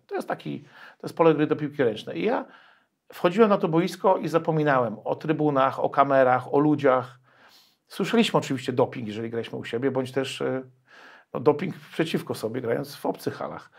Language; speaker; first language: Polish; native; Polish